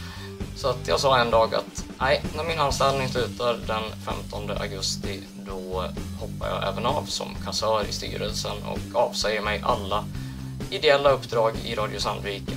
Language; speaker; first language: Swedish; native; Swedish